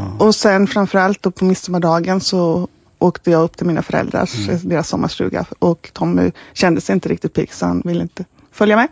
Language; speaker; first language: Swedish; native; Swedish